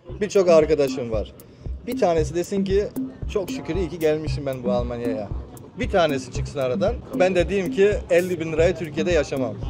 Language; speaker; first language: Turkish; early bilingual, heritage; Turkish